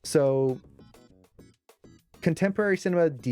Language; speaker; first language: English; native; English